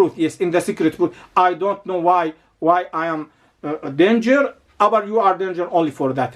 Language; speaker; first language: English; non-native, learner; Arabic